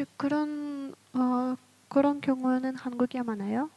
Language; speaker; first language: Korean; non-native, fluent; Russian